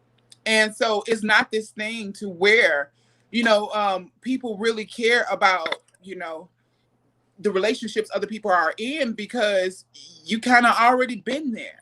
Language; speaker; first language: English; native; English